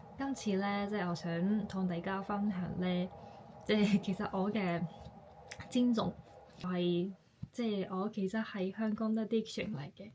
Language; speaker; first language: Cantonese; non-native, fluent; Japanese